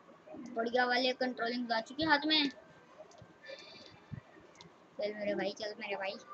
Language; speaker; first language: Hindi; native; Hindi